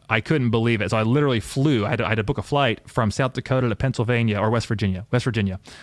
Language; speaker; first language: English; native; English